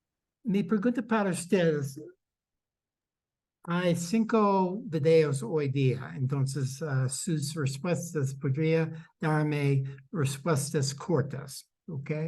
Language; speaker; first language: Spanish; non-native, fluent; English